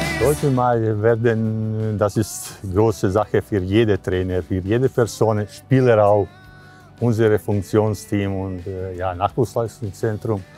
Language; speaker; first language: German; non-native, learner; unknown